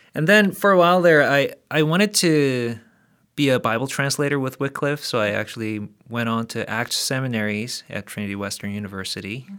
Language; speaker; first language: English; early bilingual, other home language; Korean